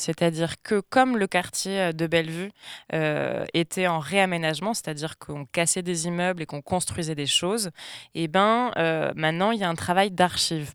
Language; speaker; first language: French; native; French